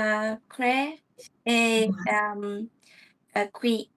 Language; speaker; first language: French; non-native, learner; Vietnamese